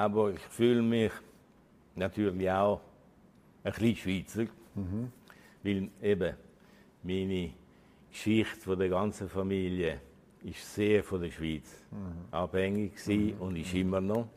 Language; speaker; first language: German; early bilingual, heritage; Italian